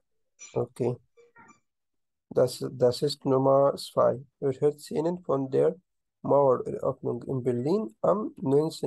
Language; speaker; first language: German; non-native, learner; Arabic